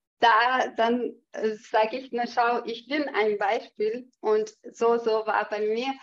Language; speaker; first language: German; non-native, fluent; Chechen